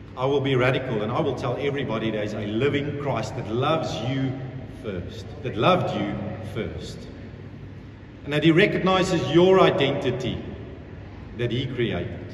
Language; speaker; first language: English; non-native, local second language; Afrikaans